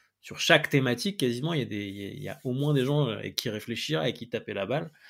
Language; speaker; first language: French; native; French